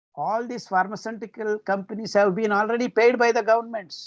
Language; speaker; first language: English; non-native, local second language; Kannada